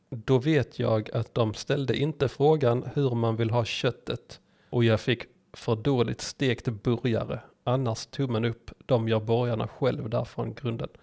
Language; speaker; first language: Swedish; native; Swedish